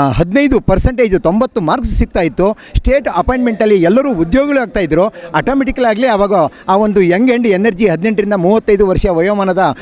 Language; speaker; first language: Kannada; native; Kannada